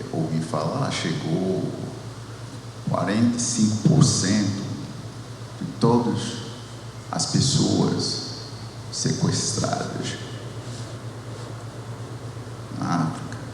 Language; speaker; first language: Portuguese; non-native, fluent; English